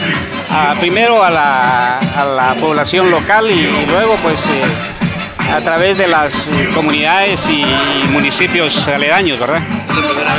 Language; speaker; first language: Spanish; native; Spanish